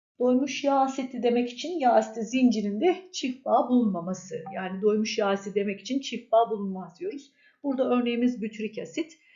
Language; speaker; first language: Turkish; native; Turkish